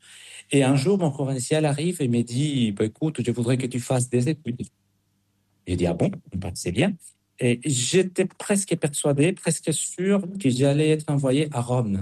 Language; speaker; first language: French; non-native, fluent; Spanish